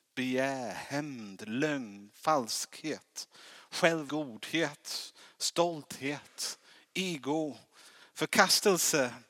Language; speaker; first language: Swedish; non-native, fluent; English